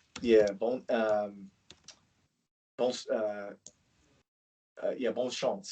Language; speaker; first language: French; non-native, learner; English